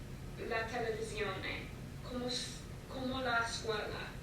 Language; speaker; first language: Italian; non-native, learner; English